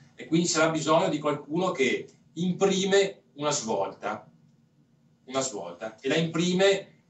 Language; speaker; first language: Italian; native; Italian